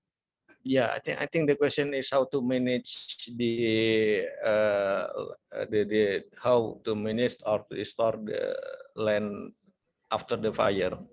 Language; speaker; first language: English; non-native, fluent; Indonesian